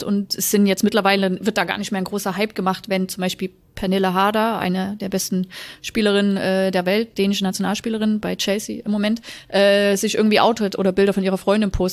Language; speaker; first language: German; native; German